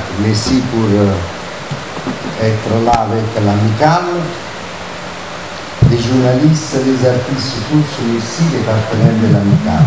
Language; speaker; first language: French; non-native, fluent; Italian